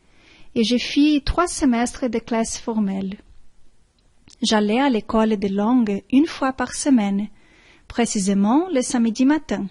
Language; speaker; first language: French; non-native, learner; Portuguese